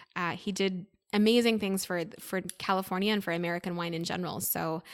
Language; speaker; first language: English; native; English